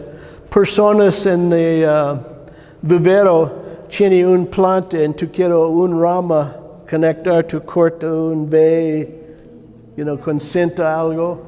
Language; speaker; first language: Spanish; non-native, learner; English